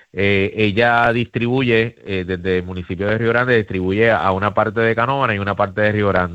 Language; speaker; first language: Spanish; native; Spanish